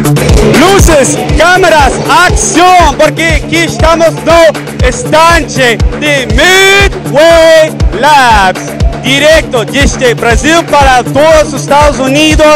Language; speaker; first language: Portuguese; non-native, learner; Spanish